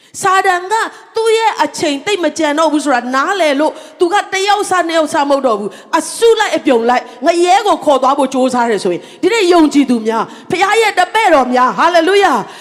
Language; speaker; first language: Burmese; non-native, local second language; Tedim Chin